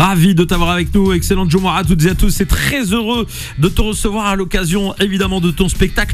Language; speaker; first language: French; native; French